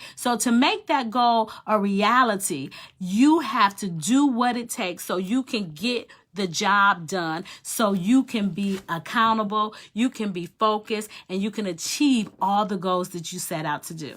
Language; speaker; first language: English; native; English